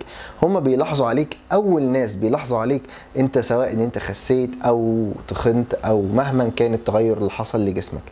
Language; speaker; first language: Arabic; native; Arabic